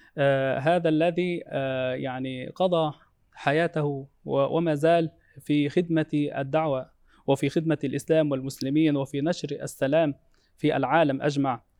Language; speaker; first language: Arabic; native; Arabic